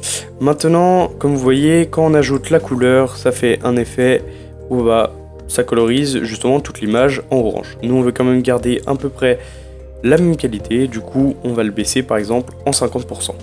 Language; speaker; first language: French; native; French